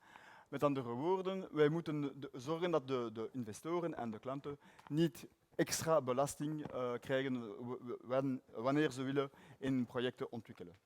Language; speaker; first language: Dutch; non-native, learner; French